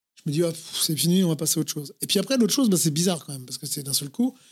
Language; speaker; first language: French; native; French